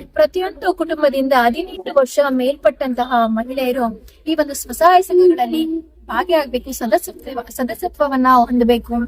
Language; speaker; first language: Kannada; native; Kannada